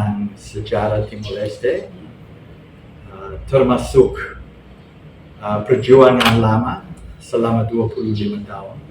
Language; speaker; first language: Indonesian; non-native, fluent; English